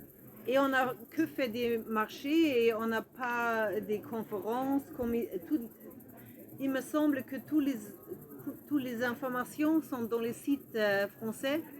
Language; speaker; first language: French; non-native, fluent; German